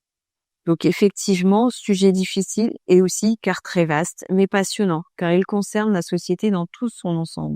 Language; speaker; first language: French; native; French